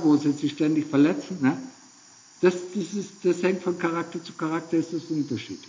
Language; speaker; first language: German; native; German